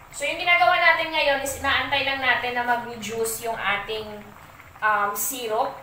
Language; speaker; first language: Filipino; non-native, local second language; Hiligaynon